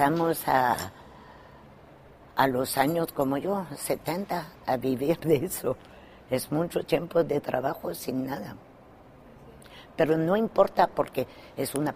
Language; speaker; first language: Spanish; non-native, fluent; French